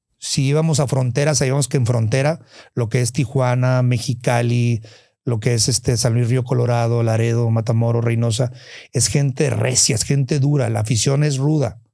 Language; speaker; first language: Spanish; native; Spanish